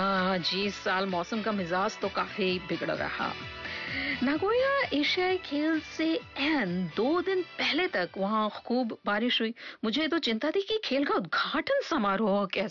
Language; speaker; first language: Hindi; native; Hindi